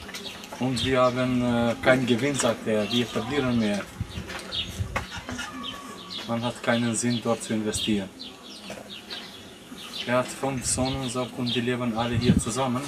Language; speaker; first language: German; non-native, fluent; Albanian